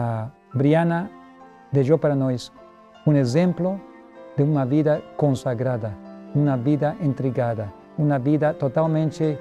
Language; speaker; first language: Portuguese; non-native, learner; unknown